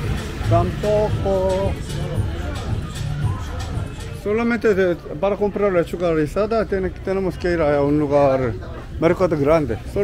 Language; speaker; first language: Spanish; non-native, learner; Korean